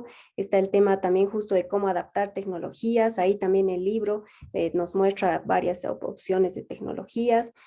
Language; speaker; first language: Spanish; native; Spanish